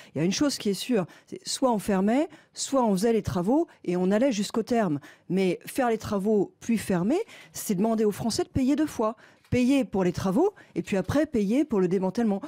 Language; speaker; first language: French; native; French